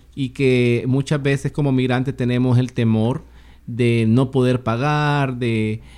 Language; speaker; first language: Spanish; native; Spanish